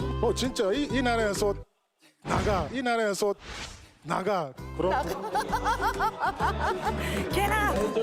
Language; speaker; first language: Korean; non-native, fluent; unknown